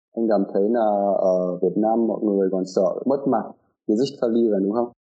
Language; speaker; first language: Vietnamese; non-native, fluent; German